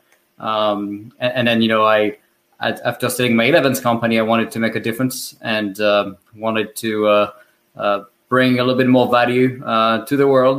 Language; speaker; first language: English; non-native, fluent; French